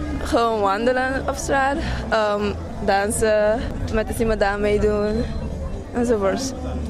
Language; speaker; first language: Dutch; non-native, local second language; Papiamento